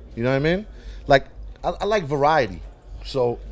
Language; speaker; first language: English; native; English